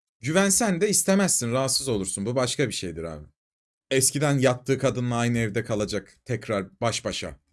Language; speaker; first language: Turkish; native; Turkish